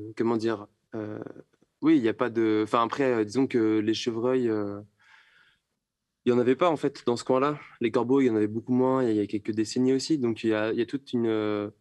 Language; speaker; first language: French; native; French